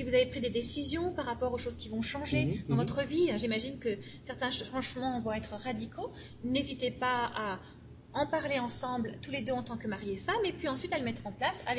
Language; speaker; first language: French; native; French